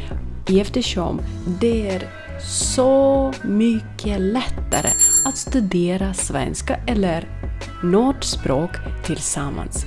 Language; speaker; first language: Swedish; non-native, learner; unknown